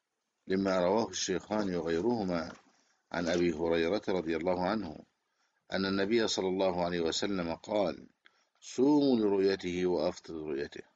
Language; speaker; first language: Arabic; native; Arabic